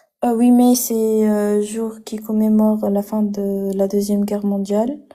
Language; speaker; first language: French; non-native, fluent; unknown